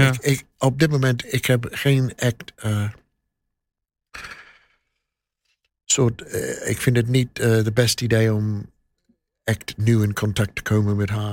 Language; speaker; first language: Dutch; non-native, learner; English